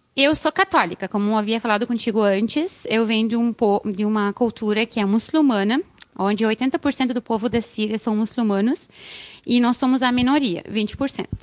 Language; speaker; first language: Portuguese; non-native, fluent; Arabic